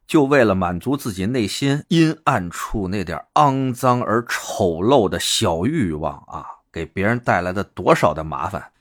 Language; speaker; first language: Chinese; native; Chinese